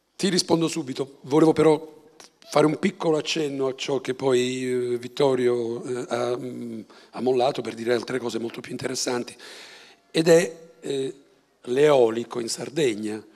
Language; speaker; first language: Italian; native; Italian